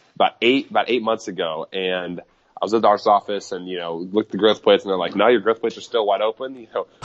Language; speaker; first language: English; native; English